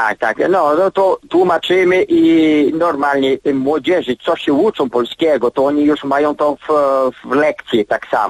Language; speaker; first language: Polish; early bilingual, heritage; Polish